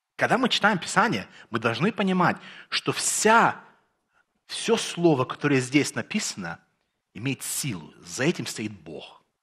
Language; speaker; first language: Russian; early bilingual, heritage; Russian